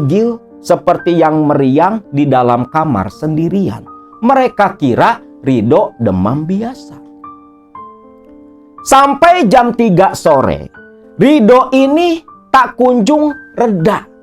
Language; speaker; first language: Indonesian; non-native, local second language; Sundanese